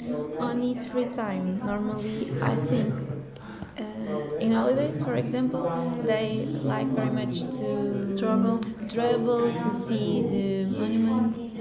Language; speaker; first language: English; non-native, learner; Portuguese